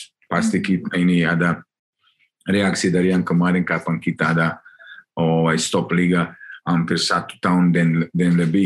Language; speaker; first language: Indonesian; non-native, learner; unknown